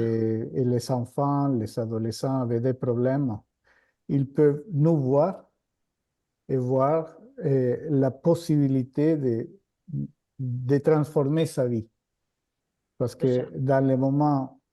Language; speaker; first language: French; non-native, fluent; Spanish